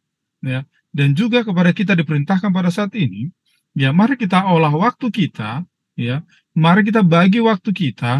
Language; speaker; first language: Indonesian; native; Indonesian